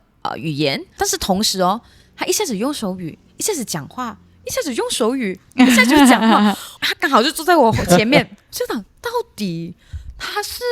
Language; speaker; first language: Chinese; non-native, local second language; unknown